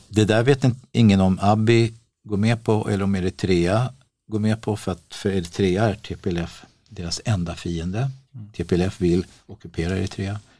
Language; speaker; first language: Swedish; native; Swedish